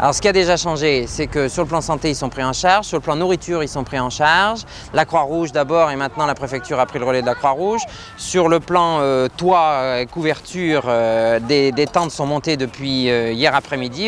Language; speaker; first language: French; native; French